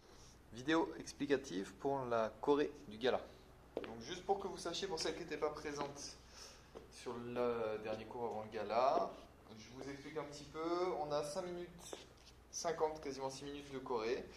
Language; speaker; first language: French; native; French